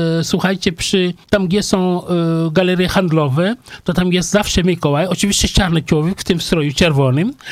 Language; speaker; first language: Polish; non-native, fluent; Wolof